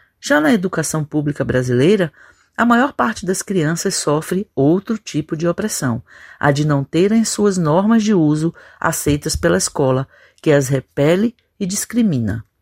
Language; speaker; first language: Portuguese; native; Portuguese